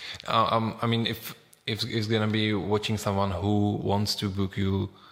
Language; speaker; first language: English; non-native, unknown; Czech